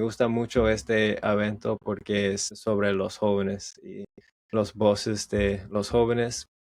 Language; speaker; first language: Spanish; non-native, learner; English